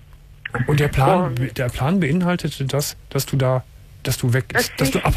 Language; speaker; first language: German; native; German